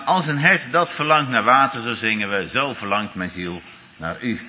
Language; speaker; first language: Dutch; native; Dutch